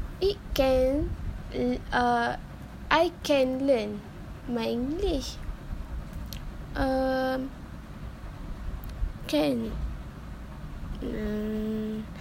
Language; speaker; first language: English; non-native, learner; Malay